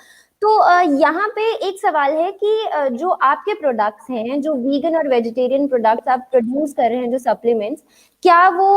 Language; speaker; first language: Hindi; native; Hindi